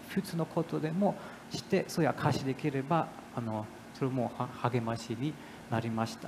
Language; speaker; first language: Japanese; non-native, fluent; German